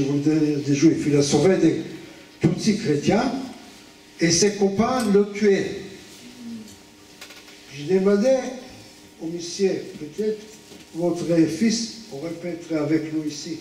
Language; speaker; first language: French; non-native, fluent; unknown